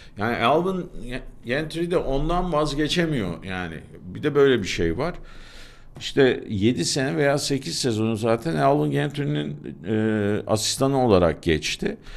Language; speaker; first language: Turkish; native; Turkish